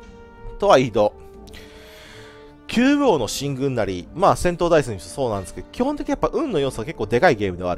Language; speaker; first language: Japanese; native; Japanese